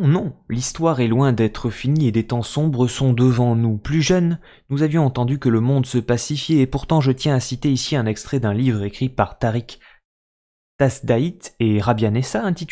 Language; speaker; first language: French; native; French